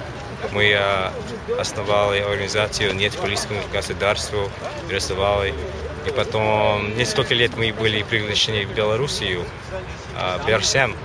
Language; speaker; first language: Russian; non-native, learner; English